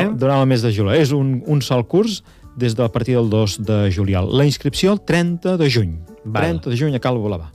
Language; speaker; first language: Catalan; native; Catalan